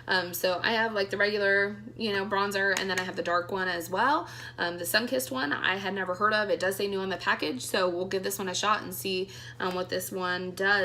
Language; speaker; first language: English; native; English